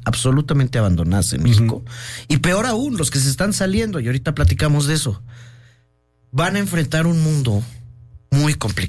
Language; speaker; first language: Spanish; native; Spanish